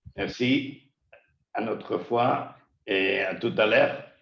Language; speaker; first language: French; non-native, learner; Spanish